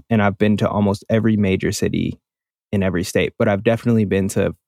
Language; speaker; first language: English; native; English